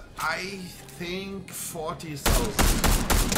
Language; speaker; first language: English; non-native, fluent; German